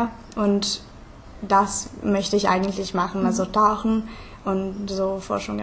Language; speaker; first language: German; non-native, fluent; Hungarian